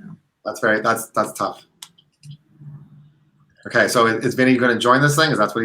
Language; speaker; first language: English; native; English